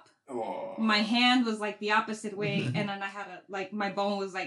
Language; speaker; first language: English; native; English